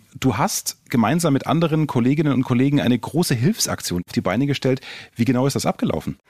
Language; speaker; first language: German; native; German